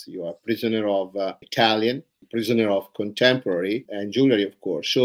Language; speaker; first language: English; non-native, fluent; Italian